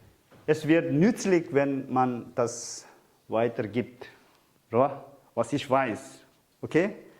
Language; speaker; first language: German; non-native, learner; Tibetan